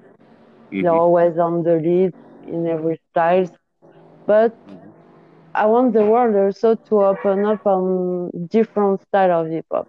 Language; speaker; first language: English; non-native, fluent; French